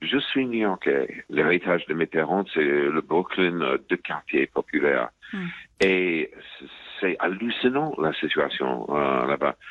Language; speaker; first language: French; non-native, fluent; English